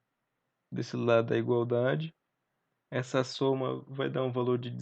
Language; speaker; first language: Portuguese; native; Portuguese